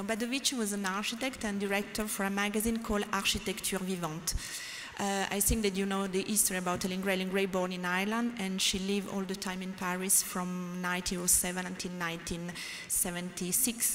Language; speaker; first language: English; non-native, learner; French